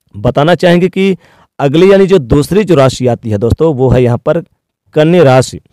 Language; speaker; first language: Hindi; native; Hindi